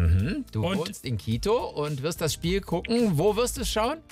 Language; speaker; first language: German; native; German